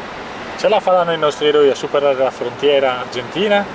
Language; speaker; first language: Italian; native; Italian